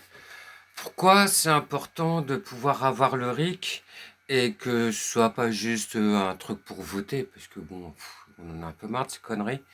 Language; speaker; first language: French; native; French